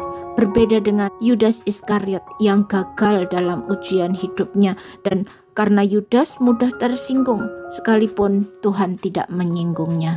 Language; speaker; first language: Indonesian; native; Indonesian